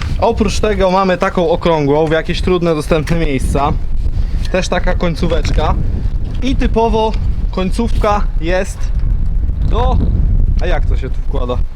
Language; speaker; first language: Polish; native; Polish